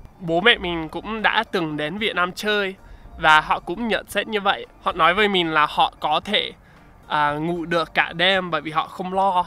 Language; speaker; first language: Vietnamese; non-native, fluent; English